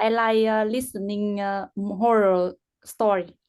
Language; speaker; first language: English; non-native, learner; Vietnamese